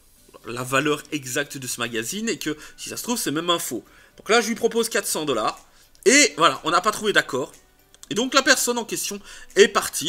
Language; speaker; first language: French; native; French